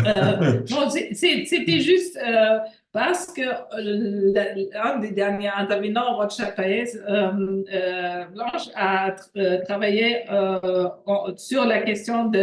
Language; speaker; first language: French; non-native, fluent; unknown